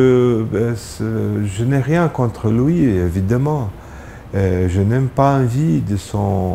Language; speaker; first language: French; non-native, fluent; Portuguese